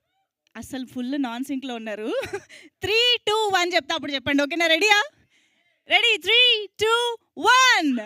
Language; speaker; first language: Telugu; native; Telugu